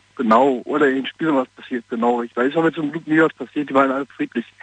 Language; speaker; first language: German; native; German